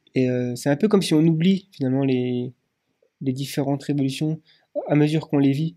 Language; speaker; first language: French; native; French